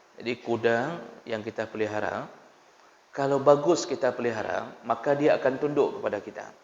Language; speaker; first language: Malay; non-native, local second language; Achinese